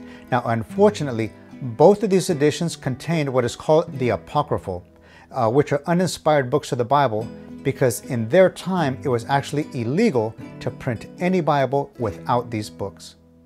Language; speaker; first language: English; early bilingual, other home language; Spanish